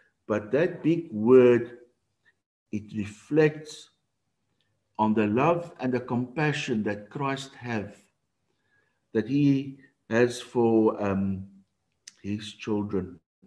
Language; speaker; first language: English; non-native, local second language; Afrikaans